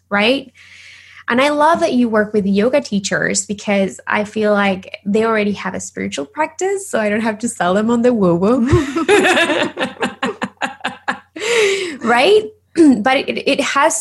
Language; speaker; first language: English; non-native, fluent; Spanish